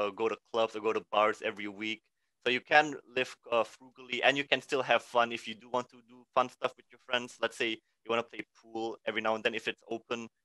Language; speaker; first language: English; non-native, fluent; Indonesian